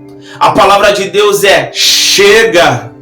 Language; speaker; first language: Portuguese; native; Portuguese